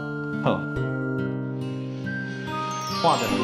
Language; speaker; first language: Chinese; native; Chinese